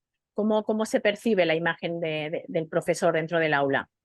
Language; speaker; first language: Spanish; native; Spanish